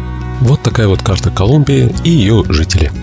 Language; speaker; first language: Russian; native; Russian